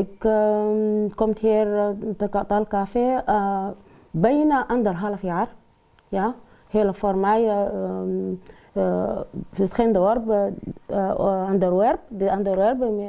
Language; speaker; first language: Dutch; non-native, learner; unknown